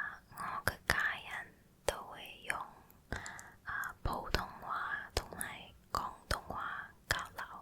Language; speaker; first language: Cantonese; non-native, local second language; Chinese